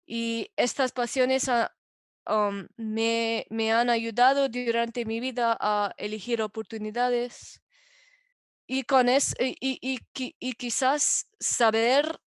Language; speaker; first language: Spanish; non-native, fluent; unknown